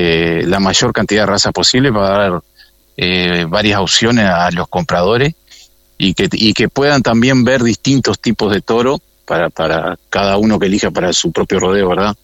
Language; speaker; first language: Spanish; native; Spanish